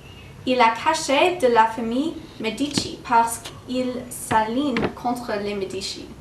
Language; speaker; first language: French; non-native, learner; English